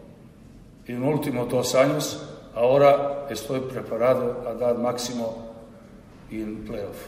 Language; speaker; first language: Spanish; non-native, learner; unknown